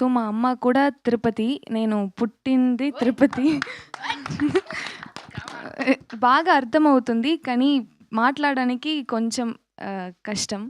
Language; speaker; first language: Telugu; early bilingual, heritage; Telugu